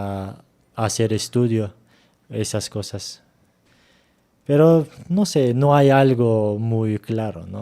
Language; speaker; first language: Spanish; non-native, learner; Turkish